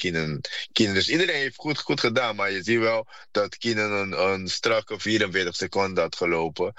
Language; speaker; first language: Dutch; non-native, fluent; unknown